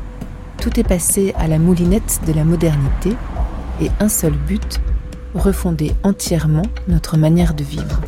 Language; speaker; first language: French; native; French